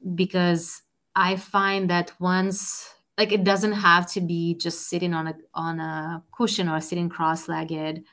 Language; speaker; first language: English; non-native, fluent; Russian